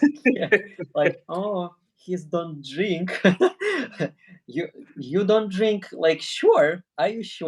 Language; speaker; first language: English; non-native, learner; Russian